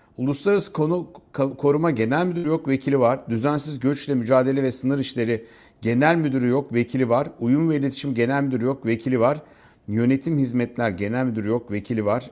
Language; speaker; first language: Turkish; native; Turkish